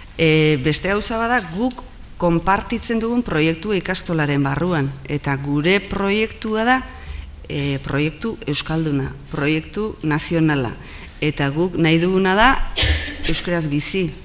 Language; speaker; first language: Basque; native; Basque